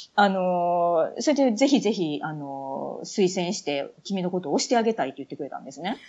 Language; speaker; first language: Japanese; native; Japanese